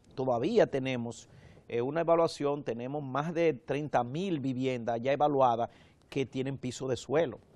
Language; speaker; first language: Spanish; native; Spanish